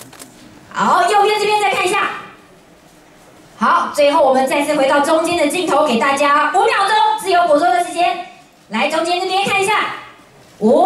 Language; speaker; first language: Chinese; native; Chinese